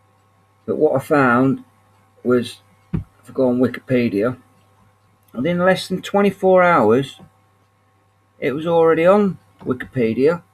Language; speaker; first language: English; native; English